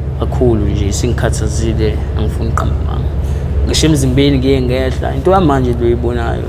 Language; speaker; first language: Zulu; native; Zulu